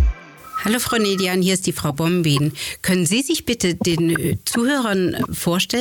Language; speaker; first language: German; native; German